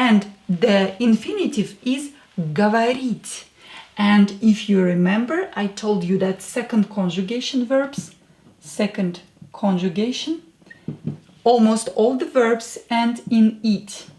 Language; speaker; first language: English; non-native, fluent; Russian